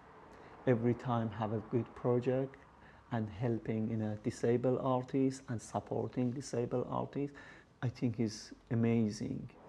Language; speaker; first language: English; non-native, learner; Persian